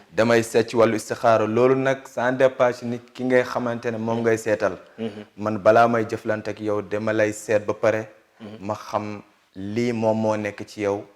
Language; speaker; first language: Wolof; non-native, local second language; Fula